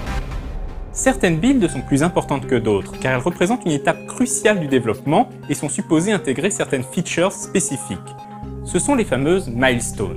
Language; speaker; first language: French; native; French